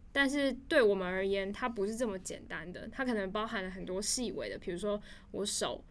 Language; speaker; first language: Chinese; native; Chinese